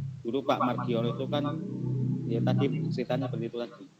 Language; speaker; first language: Indonesian; non-native, local second language; Javanese